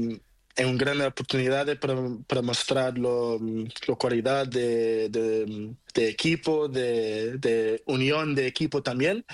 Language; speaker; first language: Spanish; non-native, learner; Portuguese